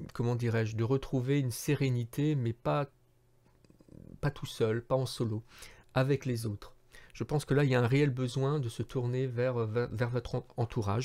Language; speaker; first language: French; native; French